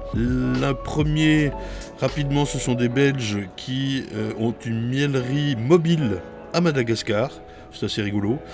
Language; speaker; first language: French; native; French